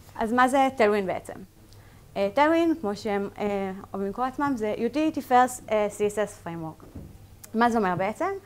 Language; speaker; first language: Hebrew; native; Hebrew